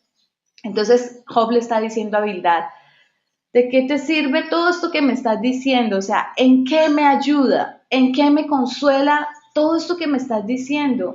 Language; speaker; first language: Spanish; native; Spanish